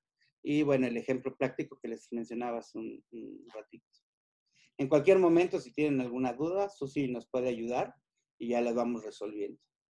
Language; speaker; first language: Spanish; native; Spanish